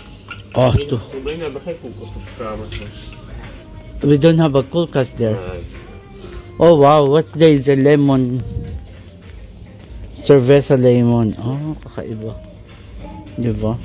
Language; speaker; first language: English; non-native, learner; Filipino